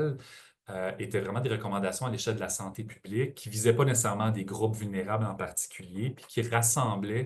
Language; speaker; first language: French; native; French